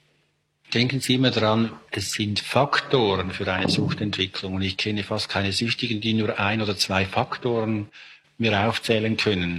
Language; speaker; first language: German; native; German